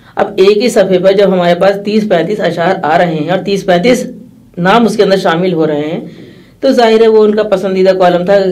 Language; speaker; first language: Urdu; native; Urdu